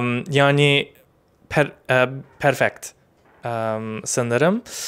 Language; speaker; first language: Turkish; non-native, learner; English